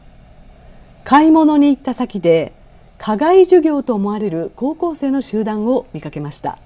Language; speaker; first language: Japanese; native; Japanese